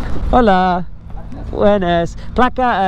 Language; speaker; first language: Spanish; non-native, learner; English